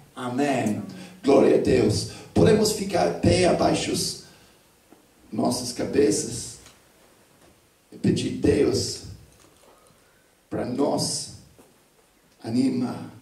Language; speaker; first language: Portuguese; non-native, fluent; English